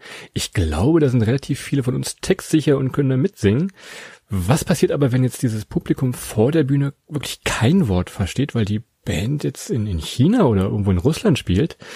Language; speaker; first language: German; native; German